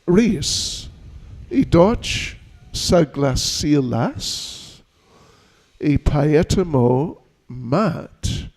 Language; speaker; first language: Russian; non-native, learner; English